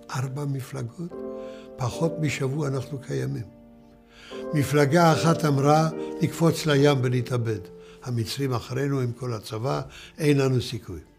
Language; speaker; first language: Hebrew; early bilingual, other home language; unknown